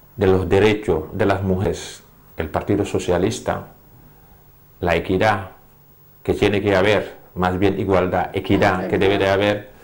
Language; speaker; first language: Spanish; non-native, fluent; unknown